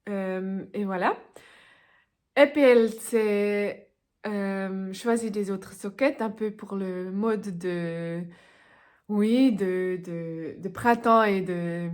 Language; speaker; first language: French; non-native, local second language; Swiss German